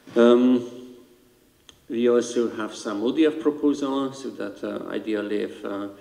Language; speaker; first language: English; non-native, fluent; Hungarian